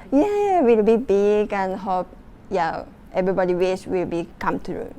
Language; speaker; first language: English; non-native, learner; Japanese